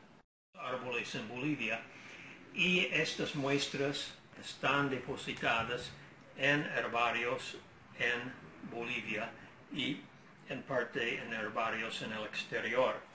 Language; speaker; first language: Spanish; non-native, fluent; English